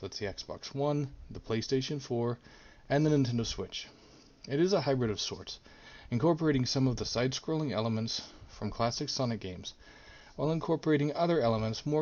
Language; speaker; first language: English; native; English